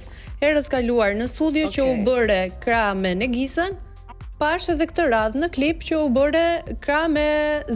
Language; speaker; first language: Albanian; native; Albanian